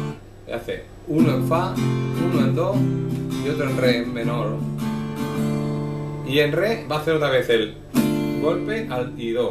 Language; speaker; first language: Spanish; native; Spanish